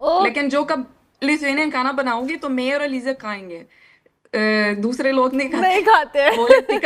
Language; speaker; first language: Hindi; non-native, learner; Lithuanian